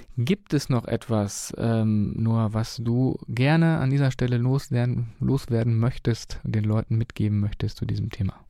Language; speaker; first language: German; native; German